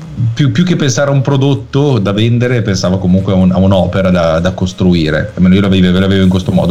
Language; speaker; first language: Italian; native; Italian